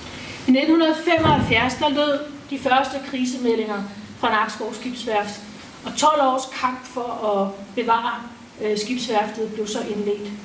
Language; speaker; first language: Danish; native; Danish